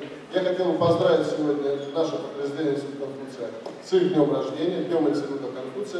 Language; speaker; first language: Russian; native; Russian